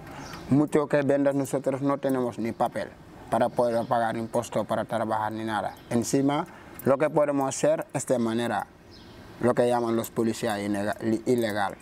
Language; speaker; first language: Spanish; non-native, fluent; Wolof